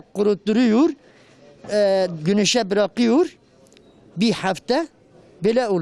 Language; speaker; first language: Turkish; non-native, local second language; Kurdish